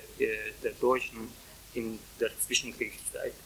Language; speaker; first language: German; non-native, fluent; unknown